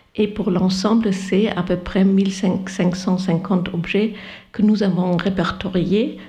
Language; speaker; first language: French; non-native, fluent; German